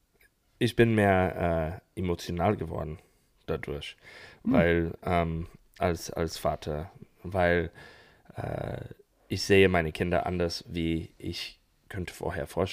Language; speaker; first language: German; non-native, fluent; English